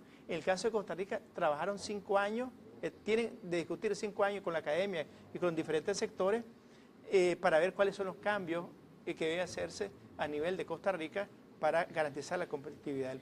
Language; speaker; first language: Spanish; native; Spanish